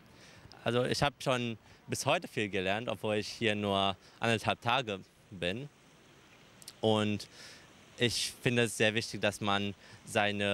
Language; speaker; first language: German; early bilingual, other home language; Romanian